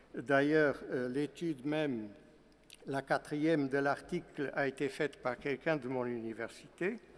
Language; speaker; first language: French; non-native, fluent; Portuguese